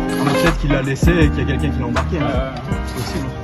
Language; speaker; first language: French; native; French